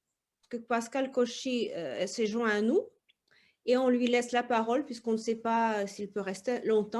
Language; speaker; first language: French; non-native, fluent; Russian